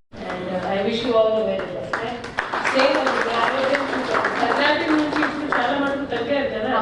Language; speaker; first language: Telugu; native; Telugu